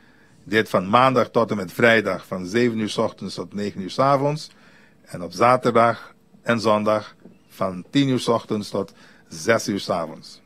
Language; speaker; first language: Dutch; native; Dutch